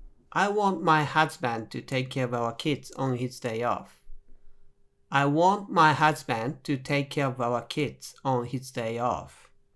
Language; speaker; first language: English; non-native, fluent; Japanese